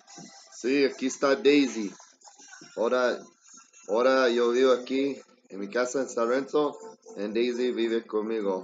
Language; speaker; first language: Spanish; early bilingual, heritage; English